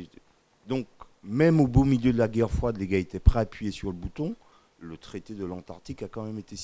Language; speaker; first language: French; native; French